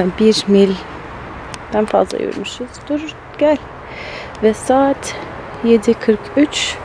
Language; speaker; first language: Turkish; early bilingual, heritage; Turkish